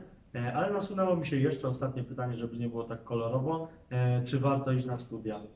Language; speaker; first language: Polish; native; Polish